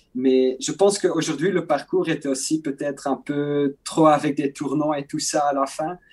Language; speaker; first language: French; non-native, local second language; Dutch